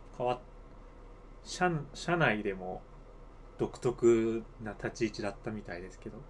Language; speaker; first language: Japanese; native; Japanese